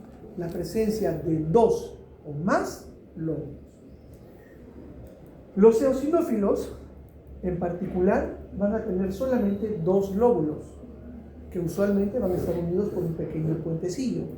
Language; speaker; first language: Spanish; native; Spanish